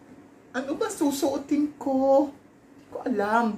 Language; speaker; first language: Filipino; native; Filipino